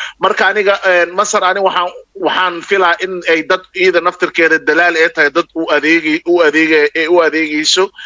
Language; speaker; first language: Somali; non-native, local second language; Maay